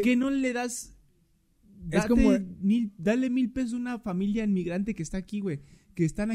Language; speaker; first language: Spanish; native; Spanish